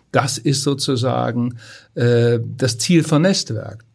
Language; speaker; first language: German; native; German